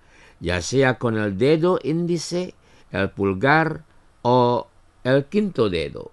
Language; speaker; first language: Spanish; non-native, fluent; Indonesian